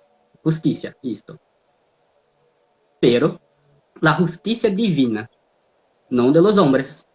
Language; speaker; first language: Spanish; non-native, learner; Portuguese